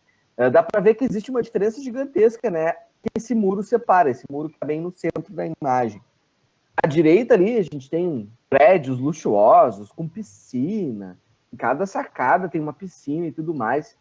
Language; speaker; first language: Portuguese; native; Portuguese